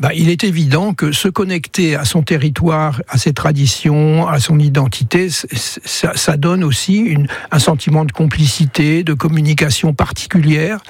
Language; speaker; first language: French; native; French